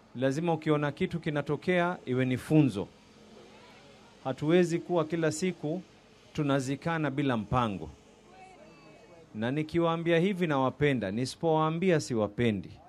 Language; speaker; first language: Swahili; native; Swahili